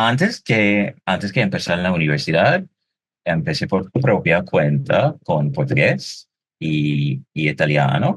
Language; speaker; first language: Spanish; non-native, fluent; English